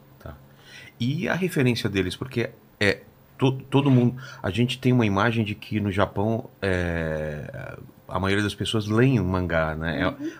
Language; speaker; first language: Portuguese; native; Portuguese